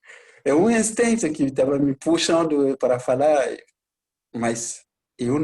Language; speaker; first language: Portuguese; non-native, learner; Bambara